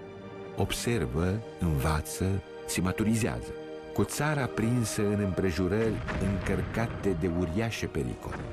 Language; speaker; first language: Romanian; native; Romanian